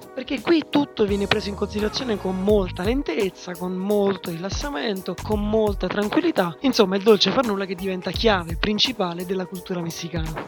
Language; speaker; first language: Italian; native; Italian